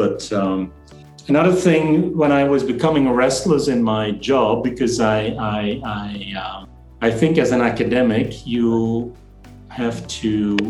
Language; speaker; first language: English; non-native, fluent; Dutch